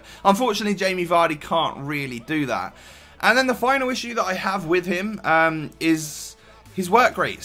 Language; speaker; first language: English; native; English